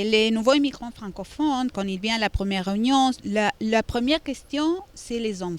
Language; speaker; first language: French; non-native, fluent; Spanish